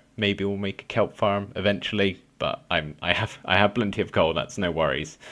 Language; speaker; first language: English; native; English